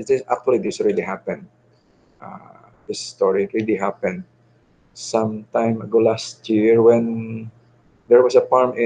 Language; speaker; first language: English; non-native, local second language; Filipino